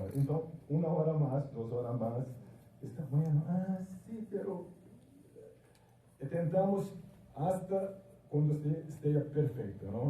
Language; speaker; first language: Spanish; non-native, fluent; Portuguese